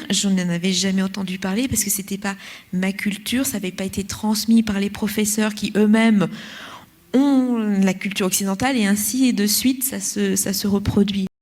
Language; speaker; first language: French; native; French